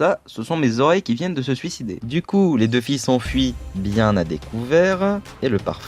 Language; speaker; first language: French; native; French